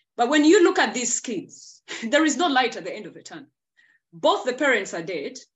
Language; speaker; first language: English; non-native, local second language; Ganda